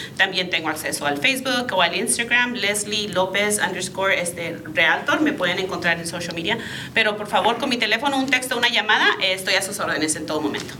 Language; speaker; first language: Spanish; early bilingual, heritage; Spanish